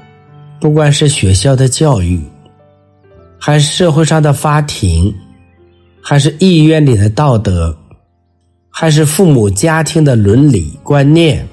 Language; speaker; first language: Chinese; native; Chinese